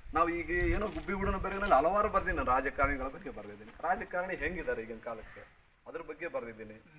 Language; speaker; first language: Kannada; native; Kannada